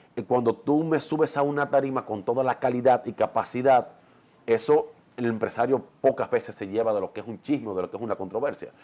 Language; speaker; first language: Spanish; native; Spanish